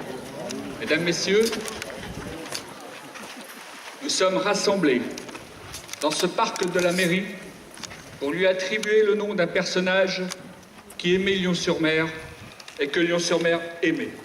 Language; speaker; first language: French; native; French